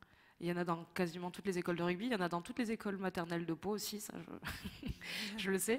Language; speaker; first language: French; native; French